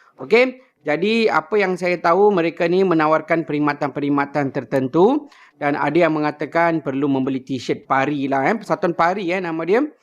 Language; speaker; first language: Malay; native; Malay